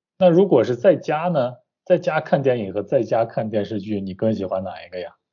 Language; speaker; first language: Chinese; native; Chinese